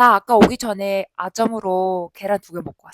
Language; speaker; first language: Korean; non-native, fluent; Mongolian